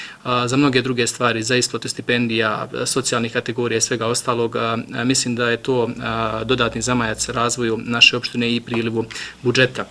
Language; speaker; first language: Bosnian; native; Bosnian